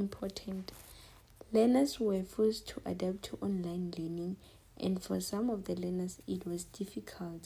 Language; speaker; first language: English; non-native, local second language; Northern Sotho